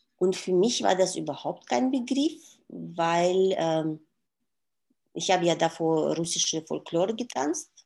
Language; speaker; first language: German; non-native, fluent; Russian